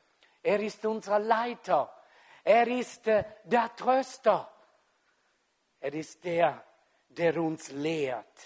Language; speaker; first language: German; non-native, fluent; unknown